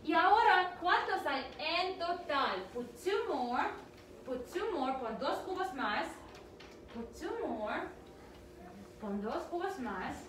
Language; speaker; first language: Spanish; early bilingual, heritage; Spanish